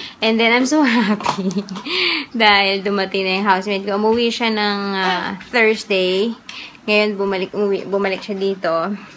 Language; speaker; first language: Filipino; native; Filipino